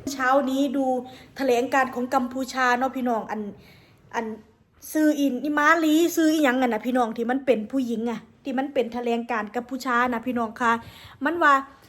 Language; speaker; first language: Thai; native; Thai